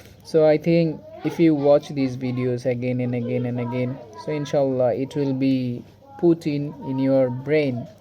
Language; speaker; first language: English; non-native, local second language; Bangla